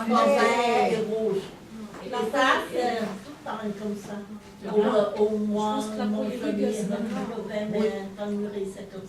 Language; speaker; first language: French; non-native, learner; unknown